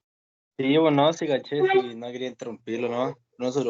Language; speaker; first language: Spanish; native; Spanish